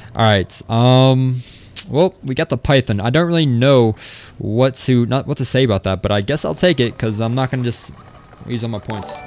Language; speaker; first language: English; native; English